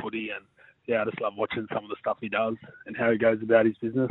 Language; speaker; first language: English; native; English